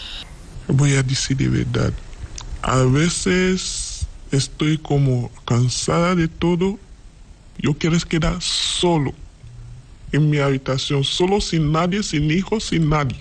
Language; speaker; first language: Spanish; non-native, learner; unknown